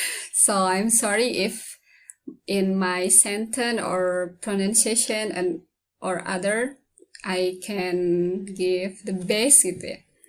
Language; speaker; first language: English; non-native, learner; Indonesian